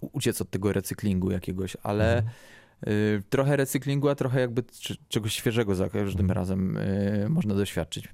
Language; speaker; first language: Polish; native; Polish